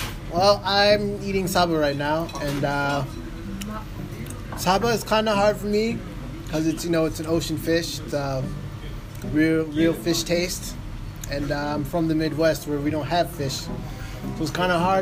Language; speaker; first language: English; native; English